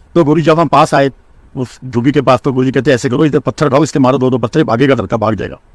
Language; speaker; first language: Hindi; non-native, local second language; Punjabi